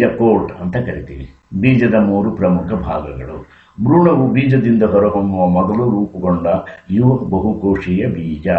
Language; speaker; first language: Kannada; native; Kannada